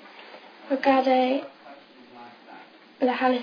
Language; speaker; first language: French; non-native, learner; English